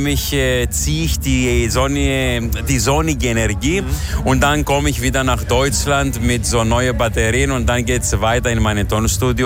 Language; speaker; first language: German; non-native, fluent; Greek